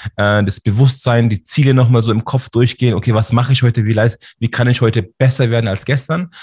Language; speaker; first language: German; native; German